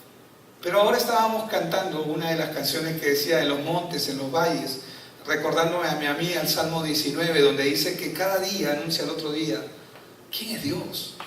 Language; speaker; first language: Spanish; native; Spanish